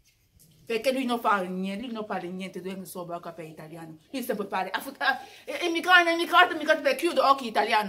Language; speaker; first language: Italian; non-native, learner; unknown